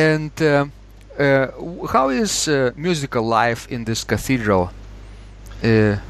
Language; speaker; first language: English; non-native, fluent; Lithuanian